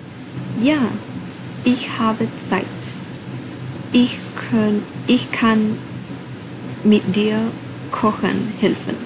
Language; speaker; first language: German; non-native, learner; English